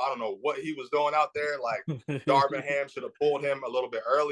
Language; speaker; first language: English; native; English